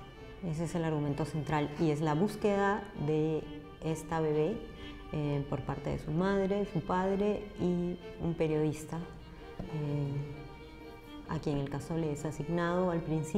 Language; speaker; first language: Spanish; native; Spanish